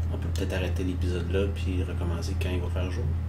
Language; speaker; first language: French; native; French